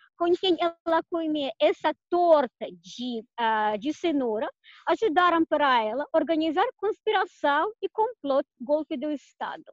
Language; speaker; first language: Portuguese; non-native, fluent; Russian